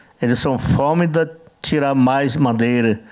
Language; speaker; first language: Portuguese; non-native, learner; Yanomámi